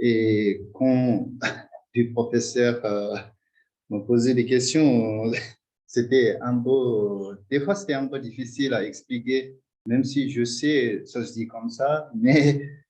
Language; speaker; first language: French; non-native, fluent; Tibetan